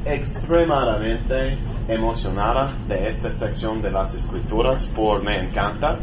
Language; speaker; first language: Spanish; non-native, learner; English